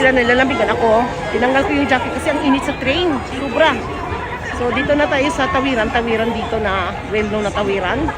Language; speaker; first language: Filipino; native; Filipino